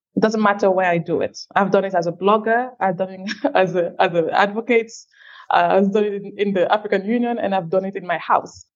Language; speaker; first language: English; non-native, local second language; French